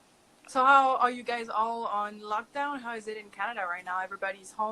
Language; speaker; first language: English; native; English